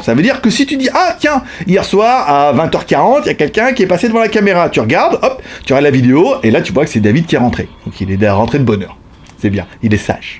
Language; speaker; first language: French; native; French